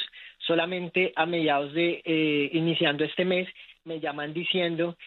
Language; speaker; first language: Spanish; native; Spanish